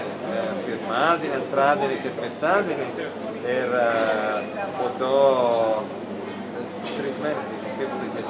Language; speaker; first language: Lithuanian; non-native, learner; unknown